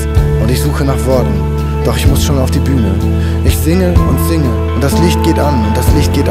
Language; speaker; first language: German; native; German